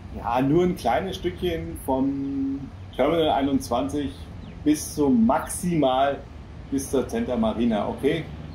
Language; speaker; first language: German; native; German